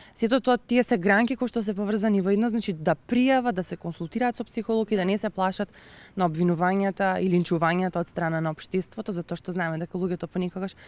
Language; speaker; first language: Macedonian; native; Macedonian